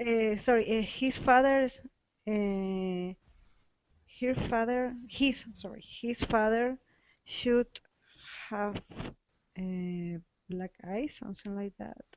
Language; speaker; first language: English; non-native, learner; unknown